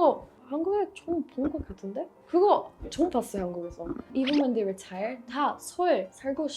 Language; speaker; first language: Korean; non-native, learner; English